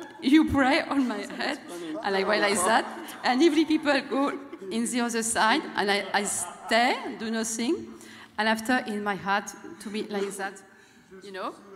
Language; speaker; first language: English; non-native, learner; French